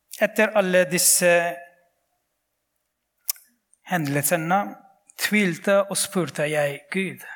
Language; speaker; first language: Norwegian; non-native, fluent; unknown